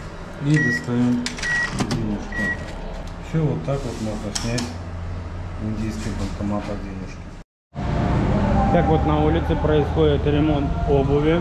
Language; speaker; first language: Russian; native; Russian